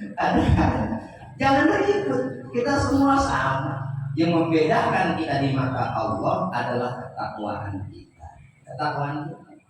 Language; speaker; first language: Indonesian; native; Indonesian